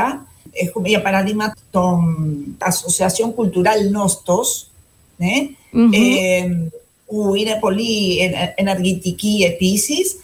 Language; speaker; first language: Greek; non-native, fluent; Spanish